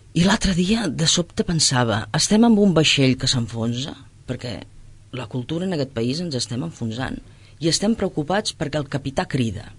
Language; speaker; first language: Catalan; native; Catalan